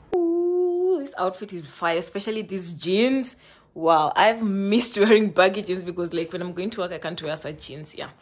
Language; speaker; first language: English; non-native, local second language; Luo (Kenya and Tanzania)